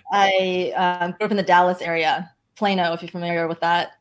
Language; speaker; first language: English; early bilingual, other home language; Chinese